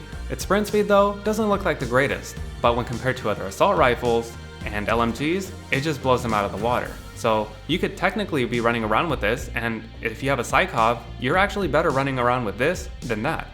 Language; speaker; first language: English; native; English